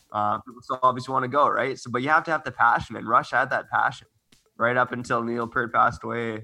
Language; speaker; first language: English; native; English